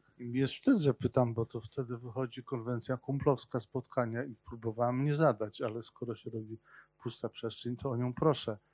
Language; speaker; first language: Polish; native; Polish